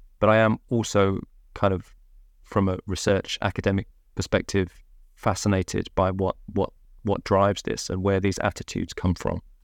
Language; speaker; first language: English; native; English